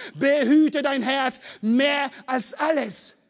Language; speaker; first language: German; non-native, fluent; French